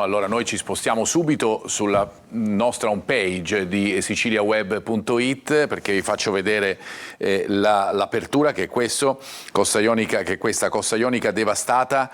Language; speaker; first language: Italian; native; Italian